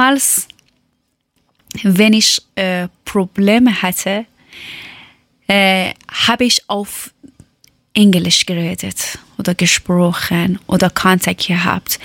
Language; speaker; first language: German; non-native, learner; Persian